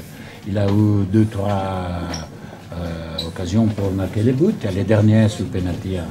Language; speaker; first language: French; non-native, learner; Italian